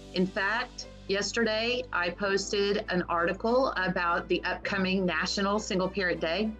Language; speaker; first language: English; native; English